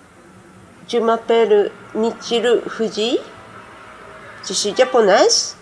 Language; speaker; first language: French; non-native, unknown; Japanese